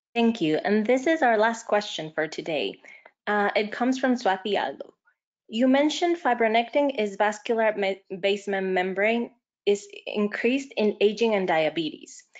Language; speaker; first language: English; non-native, fluent; Spanish